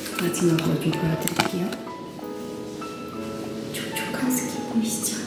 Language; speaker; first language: Korean; native; Korean